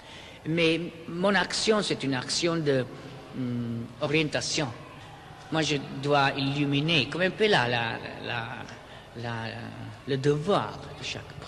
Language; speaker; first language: French; non-native, fluent; Italian